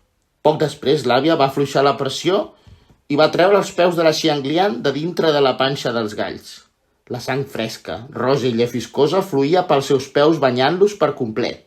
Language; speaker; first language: Catalan; native; Catalan